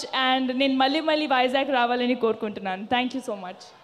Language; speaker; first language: Telugu; non-native, fluent; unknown